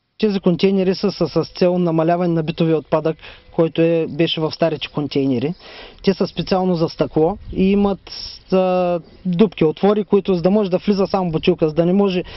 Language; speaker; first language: Bulgarian; native; Bulgarian